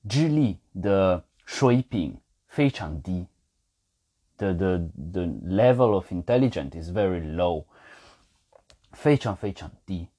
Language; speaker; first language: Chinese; non-native, fluent; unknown